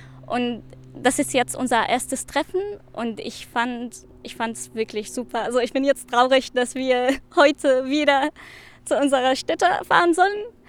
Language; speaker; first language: German; non-native, fluent; Arabic